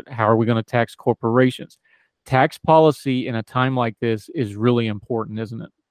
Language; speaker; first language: English; native; English